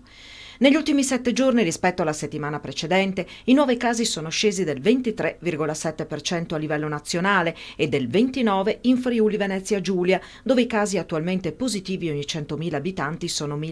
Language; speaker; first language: Italian; native; Italian